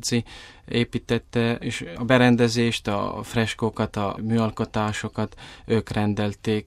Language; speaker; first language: Hungarian; early bilingual, heritage; Italian